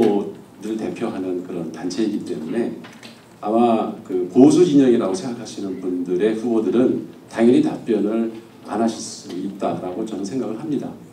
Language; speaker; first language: Korean; native; Korean